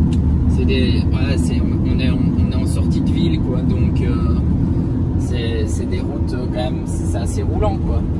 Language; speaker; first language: French; native; French